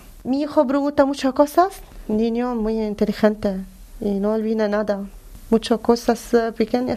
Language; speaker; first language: Spanish; non-native, learner; Arabic